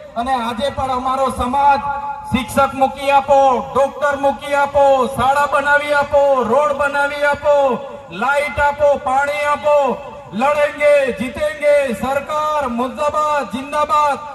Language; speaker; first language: Gujarati; non-native, local second language; Bhili